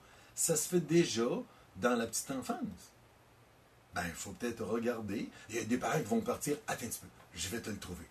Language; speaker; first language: French; native; French